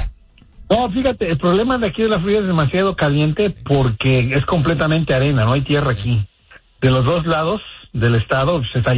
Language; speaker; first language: Spanish; native; Spanish